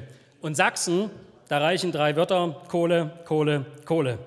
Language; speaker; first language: German; native; German